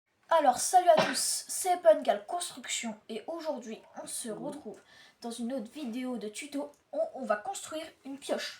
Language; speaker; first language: French; native; French